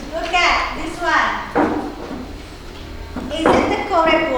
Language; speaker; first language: English; non-native, learner; Indonesian